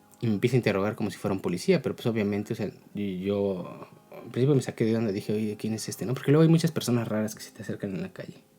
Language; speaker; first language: Spanish; native; Spanish